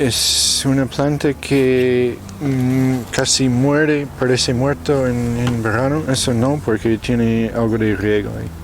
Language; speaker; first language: Spanish; non-native, fluent; English